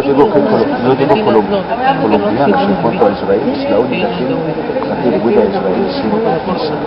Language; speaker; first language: Spanish; non-native, fluent; Arabic